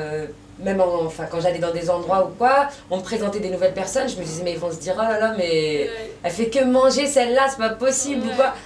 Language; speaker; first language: French; native; French